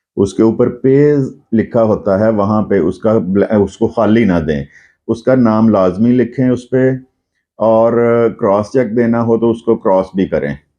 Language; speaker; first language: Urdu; non-native, local second language; Punjabi